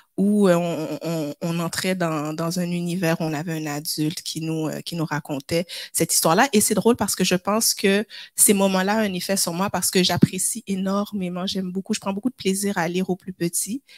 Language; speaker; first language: French; native; French